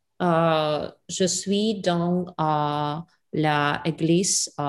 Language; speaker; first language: French; non-native, learner; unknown